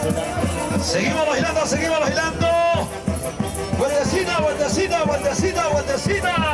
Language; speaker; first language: Spanish; native; Spanish